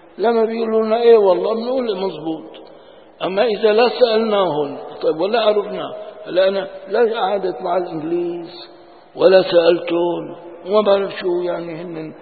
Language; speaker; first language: Arabic; non-native, local second language; Kurdish